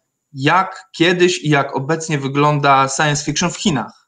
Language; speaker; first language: Polish; native; Polish